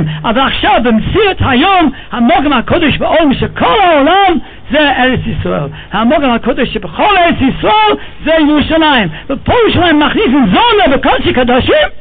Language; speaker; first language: Hebrew; non-native, fluent; English